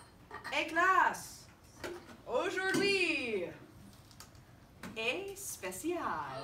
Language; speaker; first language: French; non-native, fluent; English